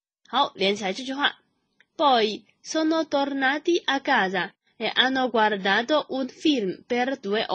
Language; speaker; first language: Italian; non-native, fluent; Chinese